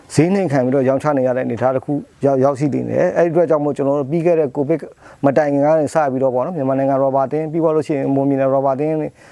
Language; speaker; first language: Burmese; non-native, local second language; Mon